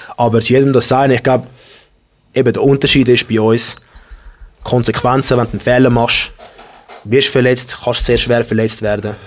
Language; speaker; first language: German; early bilingual, other home language; English